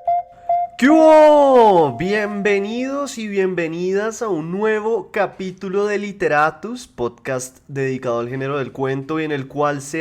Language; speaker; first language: Spanish; native; Spanish